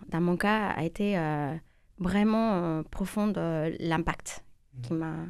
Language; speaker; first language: French; non-native, fluent; Spanish